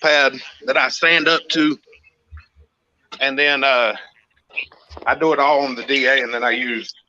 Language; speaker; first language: English; native; English